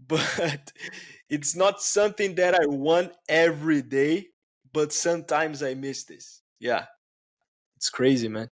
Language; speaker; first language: English; non-native, fluent; Portuguese